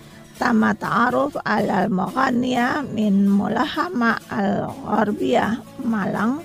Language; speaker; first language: Arabic; non-native, fluent; Indonesian